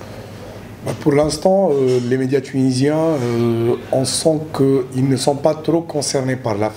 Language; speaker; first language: French; non-native, local second language; Arabic